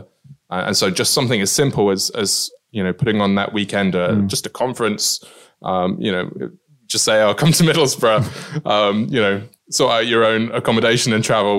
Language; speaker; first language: English; native; English